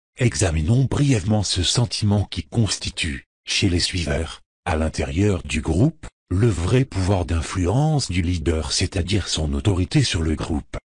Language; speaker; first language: French; native; French